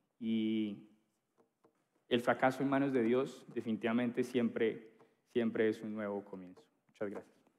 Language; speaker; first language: Spanish; native; Spanish